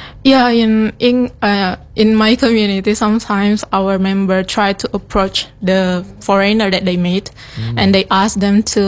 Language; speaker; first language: English; non-native, learner; Indonesian